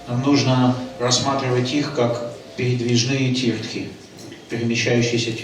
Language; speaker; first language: Russian; native; Russian